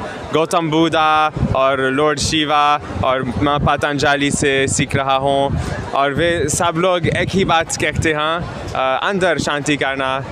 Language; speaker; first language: Hindi; non-native, learner; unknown